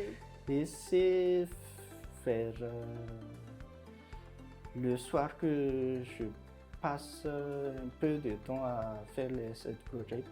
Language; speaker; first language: French; non-native, local second language; Malagasy